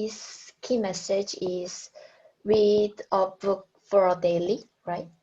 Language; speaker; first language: English; non-native, learner; Korean